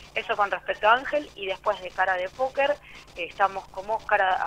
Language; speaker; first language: Spanish; native; Spanish